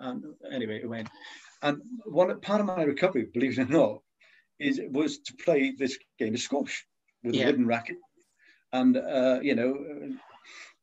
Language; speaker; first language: English; native; English